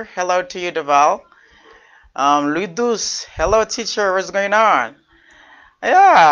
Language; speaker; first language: English; non-native, fluent; Haitian Creole